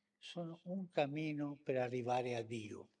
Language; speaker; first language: Italian; non-native, fluent; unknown